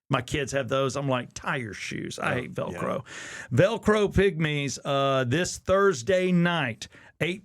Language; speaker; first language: English; native; English